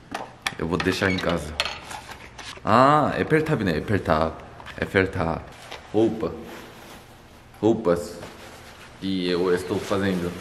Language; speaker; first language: Portuguese; non-native, learner; Korean